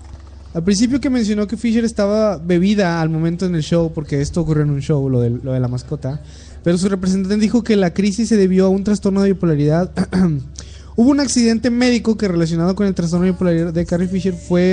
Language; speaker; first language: Spanish; native; Spanish